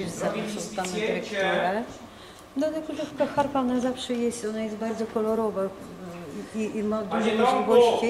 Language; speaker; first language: Polish; non-native, learner; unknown